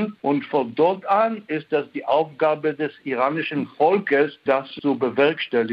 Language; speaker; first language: German; non-native, fluent; Hebrew